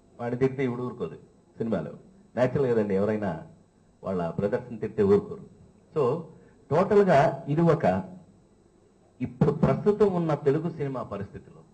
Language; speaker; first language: Telugu; native; Telugu